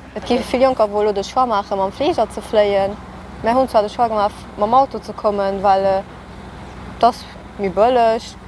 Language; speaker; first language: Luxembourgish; early bilingual, other home language; Portuguese